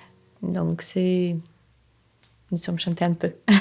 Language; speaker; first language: French; non-native, learner; Ukrainian